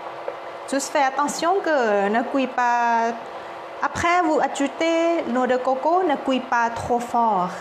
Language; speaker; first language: French; non-native, learner; Thai